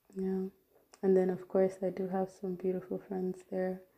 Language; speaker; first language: English; non-native, local second language; Yoruba